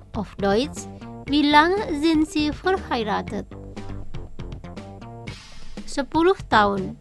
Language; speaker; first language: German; non-native, fluent; Indonesian